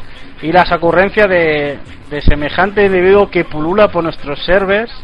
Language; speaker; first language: Spanish; native; Spanish